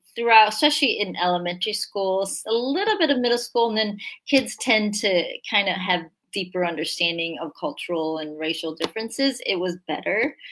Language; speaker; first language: English; early bilingual, other home language; Korean